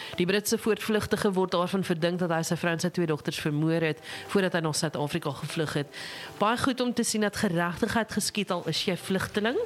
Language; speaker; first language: Afrikaans; native; Afrikaans